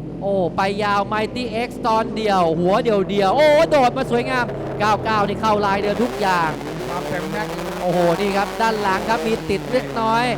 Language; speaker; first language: Thai; native; Thai